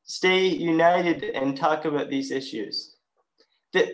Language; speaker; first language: English; native; English